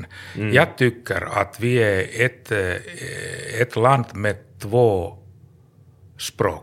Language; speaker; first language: Swedish; non-native, learner; Finnish